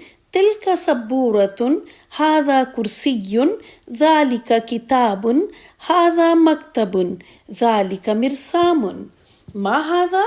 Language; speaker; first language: Arabic; non-native, fluent; Urdu